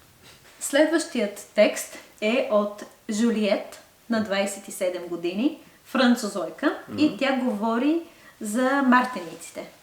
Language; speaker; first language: Bulgarian; non-native, fluent; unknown